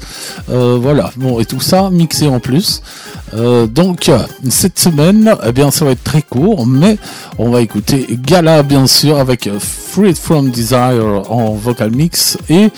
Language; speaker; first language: French; native; French